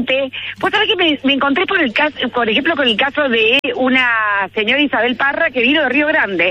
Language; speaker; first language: Spanish; native; Spanish